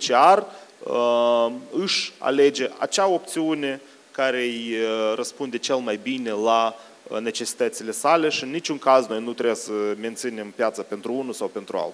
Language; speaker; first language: Romanian; native; Romanian